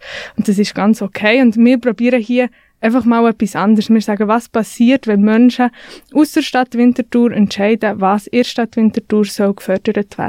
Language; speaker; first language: German; native; German